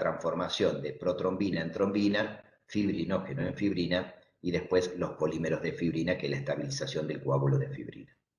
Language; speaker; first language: Spanish; native; Spanish